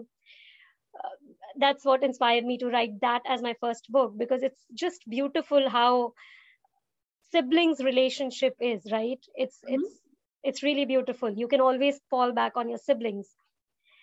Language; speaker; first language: English; non-native, local second language; Hindi